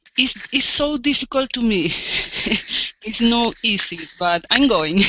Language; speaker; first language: English; non-native, learner; Spanish